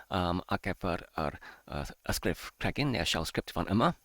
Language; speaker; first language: Welsh; non-native, fluent; English